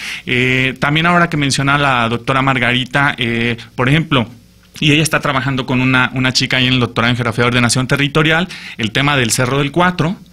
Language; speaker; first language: Spanish; native; Spanish